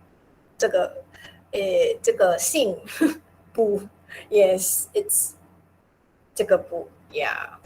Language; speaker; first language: Chinese; non-native, local second language; Min Nan Chinese